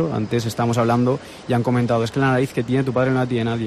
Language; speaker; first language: Spanish; native; Spanish